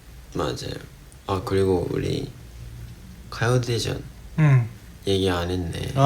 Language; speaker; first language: Korean; non-native, fluent; Japanese